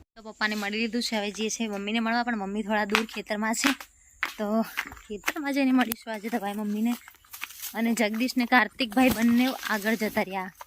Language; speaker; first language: Gujarati; non-native, local second language; Rathawi